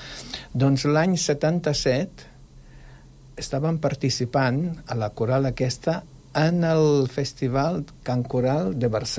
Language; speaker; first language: Catalan; non-native, fluent; Polish